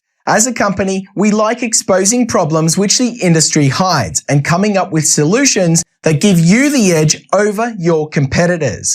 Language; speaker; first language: English; native; English